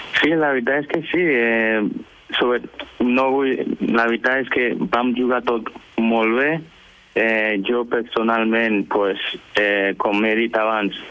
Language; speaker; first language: Catalan; early bilingual, other home language; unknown